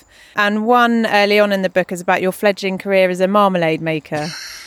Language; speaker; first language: English; native; English